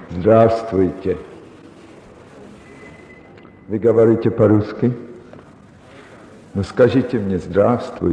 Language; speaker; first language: Russian; non-native, learner; English